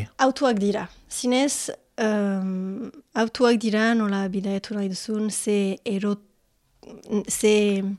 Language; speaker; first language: Basque; non-native, local second language; French